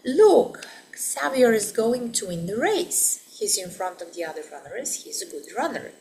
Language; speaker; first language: English; non-native, fluent; Bulgarian